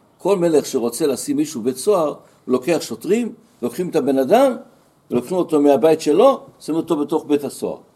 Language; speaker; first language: Hebrew; native; Hebrew